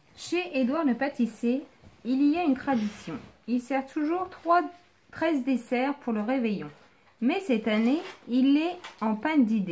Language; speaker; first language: French; native; French